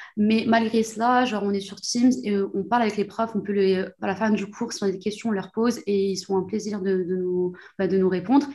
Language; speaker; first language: French; non-native, local second language; Arabic